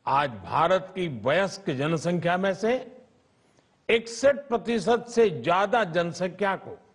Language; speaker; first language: Hindi; non-native, local second language; Gujarati